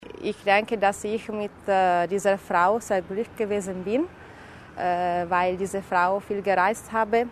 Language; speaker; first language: German; non-native, local second language; Italian